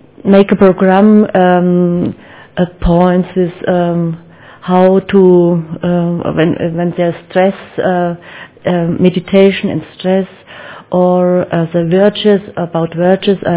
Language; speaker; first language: English; non-native, learner; German